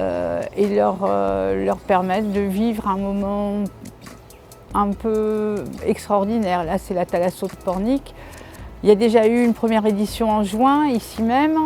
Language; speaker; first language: French; native; French